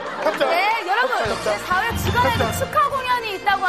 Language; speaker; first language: Korean; native; Korean